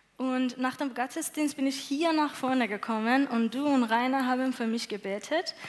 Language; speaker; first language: German; non-native, learner; Persian